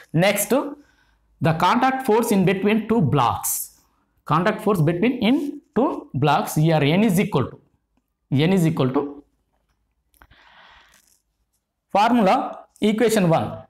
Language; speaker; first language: English; non-native, local second language; Telugu